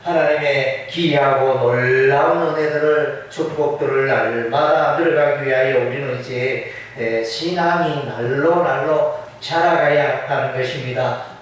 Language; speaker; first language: Korean; native; Korean